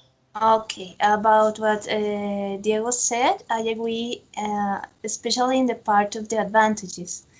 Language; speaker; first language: English; non-native, fluent; Spanish